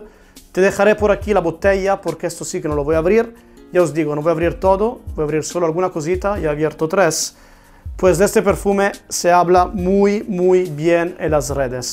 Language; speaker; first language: Spanish; non-native, fluent; Italian